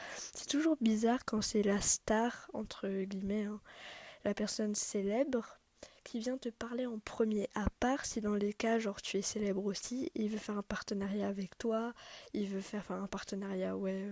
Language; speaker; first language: French; native; French